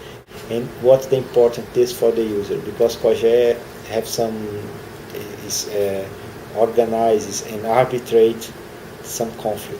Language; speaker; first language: English; non-native, learner; Portuguese